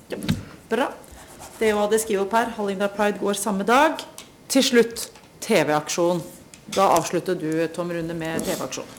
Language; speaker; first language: Norwegian; native; Norwegian